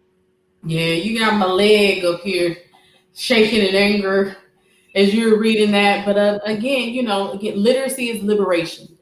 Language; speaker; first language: English; native; English